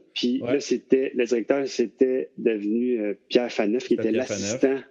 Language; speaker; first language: French; native; French